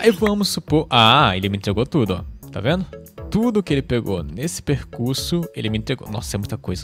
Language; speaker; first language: Portuguese; native; Portuguese